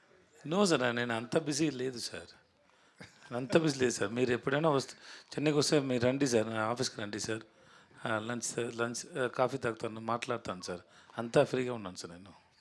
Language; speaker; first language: Telugu; non-native, learner; Tamil